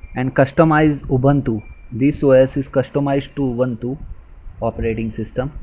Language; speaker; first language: English; non-native, local second language; Hindi